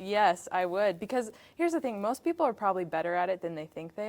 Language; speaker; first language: English; native; English